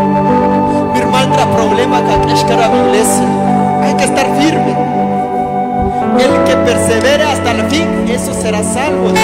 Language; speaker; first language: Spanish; non-native, local second language; Kʼicheʼ